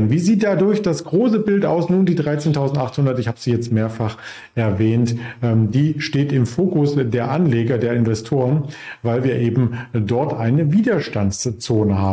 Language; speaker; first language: German; native; German